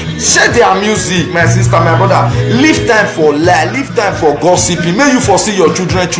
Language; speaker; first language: Nigerian Pidgin; non-native, local second language; Bini